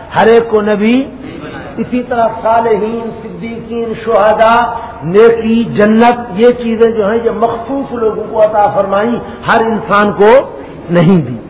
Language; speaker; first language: Urdu; non-native, local second language; Saraiki